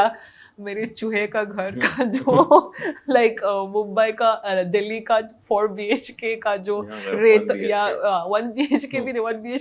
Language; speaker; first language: Hindi; non-native, local second language; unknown